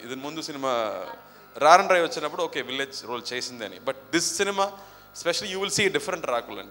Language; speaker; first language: Telugu; non-native, learner; Tamil